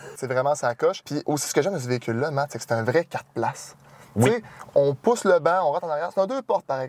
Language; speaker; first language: French; native; French